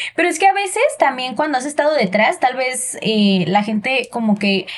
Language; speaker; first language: Spanish; native; Spanish